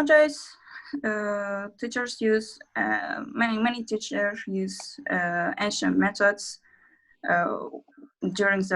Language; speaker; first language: English; non-native, learner; Azerbaijani